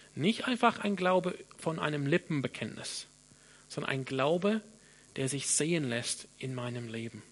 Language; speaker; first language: German; non-native, fluent; English